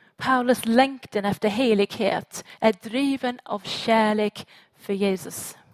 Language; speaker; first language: Swedish; non-native, fluent; English